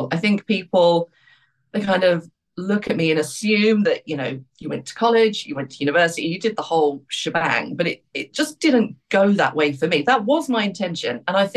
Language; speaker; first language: English; native; English